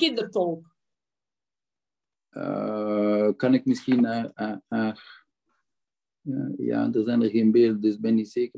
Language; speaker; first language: Dutch; non-native, local second language; French